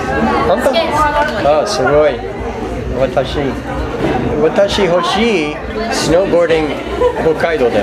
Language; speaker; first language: Japanese; non-native, learner; English